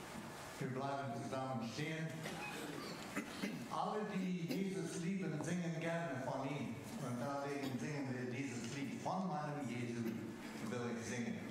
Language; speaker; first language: German; early bilingual, heritage; German